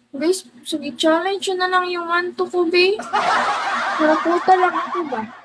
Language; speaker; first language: Filipino; non-native, local second language; Cebuano